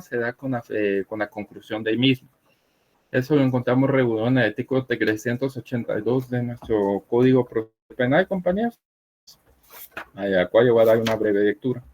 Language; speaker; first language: Spanish; native; Spanish